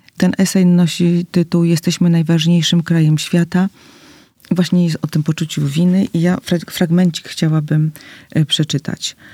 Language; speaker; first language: Polish; native; Polish